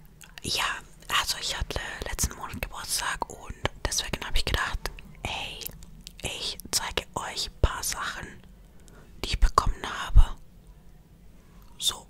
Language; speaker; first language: German; non-native, fluent; Estonian